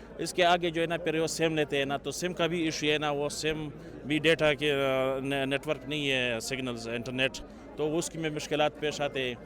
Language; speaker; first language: Urdu; non-native, local second language; Pashto